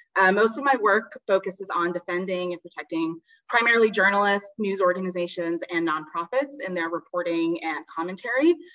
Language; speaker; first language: English; native; English